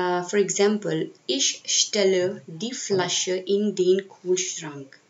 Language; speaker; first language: German; non-native, fluent; Hindi